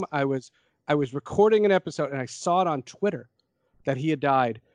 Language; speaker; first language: English; native; English